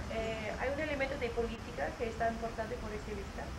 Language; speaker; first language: Spanish; non-native, learner; English